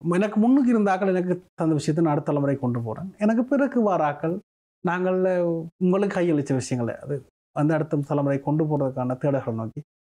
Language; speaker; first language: Tamil; native; Tamil